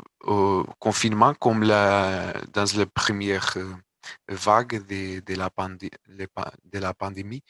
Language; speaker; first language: French; non-native, learner; Portuguese